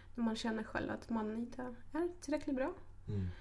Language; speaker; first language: Swedish; non-native, fluent; Russian